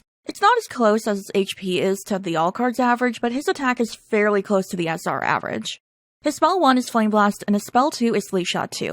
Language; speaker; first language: English; native; English